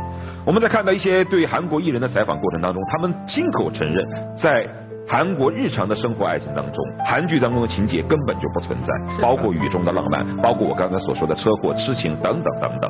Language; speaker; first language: Chinese; native; Chinese